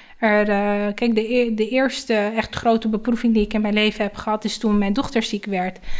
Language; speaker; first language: Dutch; native; Dutch